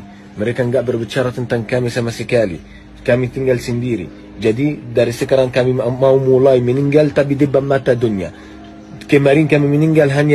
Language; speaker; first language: Indonesian; non-native, fluent; Arabic